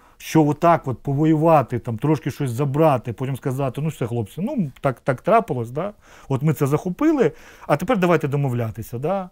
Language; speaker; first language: Ukrainian; non-native, local second language; Russian